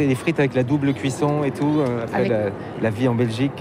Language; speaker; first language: French; native; French